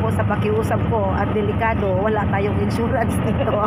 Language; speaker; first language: Filipino; non-native, local second language; Cebuano